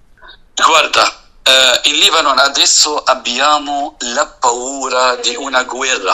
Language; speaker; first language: Italian; non-native, fluent; Arabic